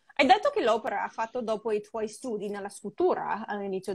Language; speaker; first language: Italian; non-native, fluent; English